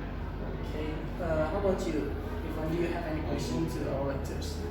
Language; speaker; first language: English; non-native, learner; Indonesian